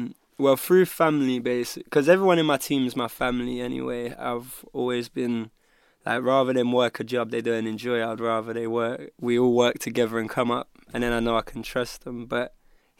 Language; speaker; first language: English; native; English